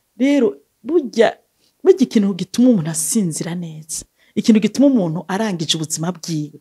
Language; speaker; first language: Rundi; native; Rundi